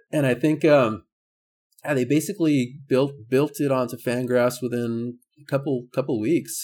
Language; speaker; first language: English; native; English